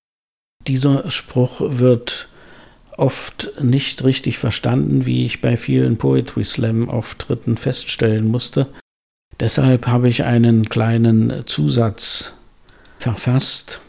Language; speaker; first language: German; native; German